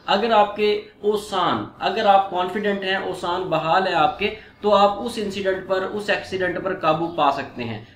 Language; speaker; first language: Urdu; non-native, local second language; Punjabi